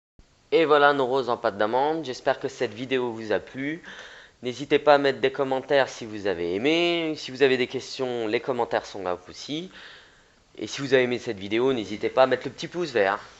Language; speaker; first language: French; native; French